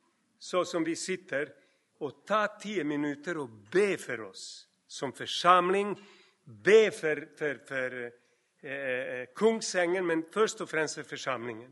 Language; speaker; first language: Swedish; non-native, fluent; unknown